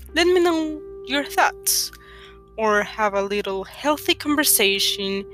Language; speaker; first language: English; non-native, fluent; Spanish